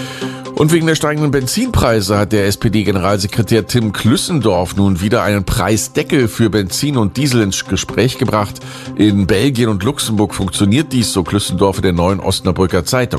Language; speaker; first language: German; native; German